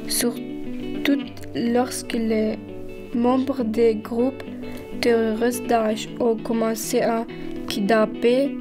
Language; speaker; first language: French; non-native, learner; Kurdish